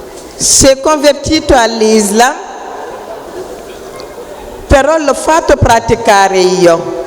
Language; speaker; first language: Italian; non-native, fluent; Wolof